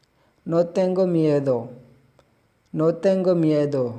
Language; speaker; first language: Spanish; non-native, fluent; Urdu